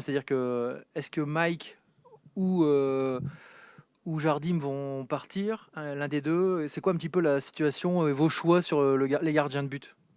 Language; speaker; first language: French; native; French